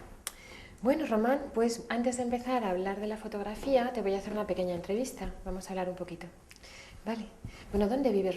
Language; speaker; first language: Spanish; native; Spanish